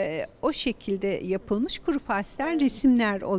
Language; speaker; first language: Turkish; native; Turkish